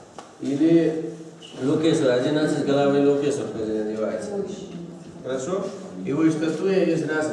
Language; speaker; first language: Russian; non-native, learner; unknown